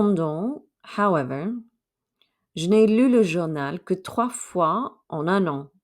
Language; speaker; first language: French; non-native, fluent; English